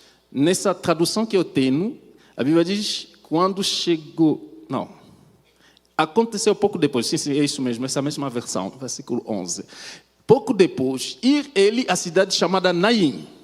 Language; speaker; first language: Portuguese; non-native, fluent; French